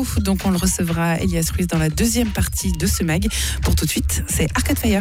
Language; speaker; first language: French; native; French